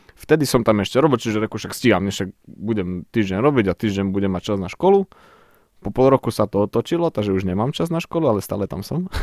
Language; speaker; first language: Slovak; early bilingual, other home language; Czech